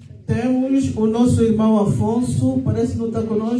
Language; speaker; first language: Portuguese; non-native, local second language; Lingala